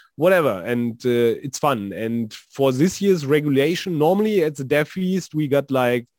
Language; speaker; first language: English; non-native, fluent; German